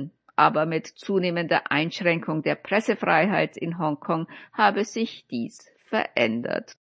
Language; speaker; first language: German; native; German